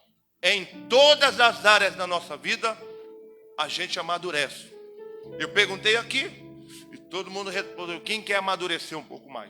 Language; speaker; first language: Portuguese; native; Portuguese